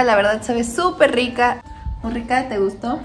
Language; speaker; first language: Spanish; native; Spanish